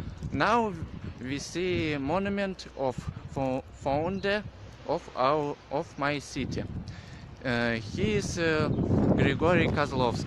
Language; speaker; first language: English; non-native, learner; Russian